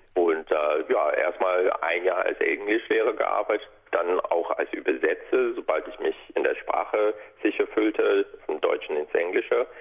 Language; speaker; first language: German; non-native, fluent; English